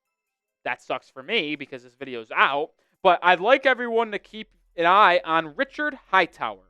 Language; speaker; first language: English; native; English